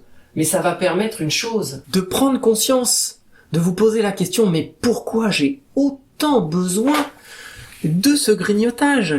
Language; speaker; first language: French; native; French